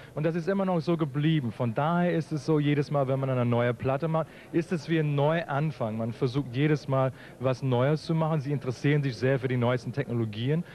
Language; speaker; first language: German; native; German